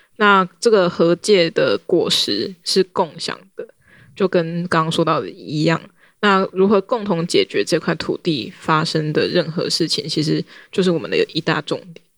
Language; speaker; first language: Chinese; native; Chinese